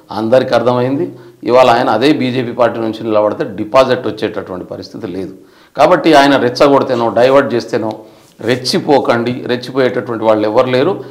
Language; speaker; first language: Telugu; native; Telugu